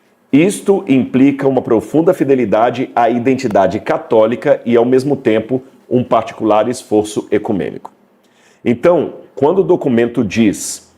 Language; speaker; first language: Portuguese; native; Portuguese